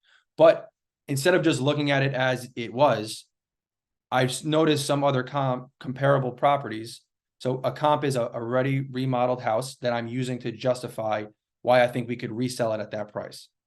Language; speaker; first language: English; native; English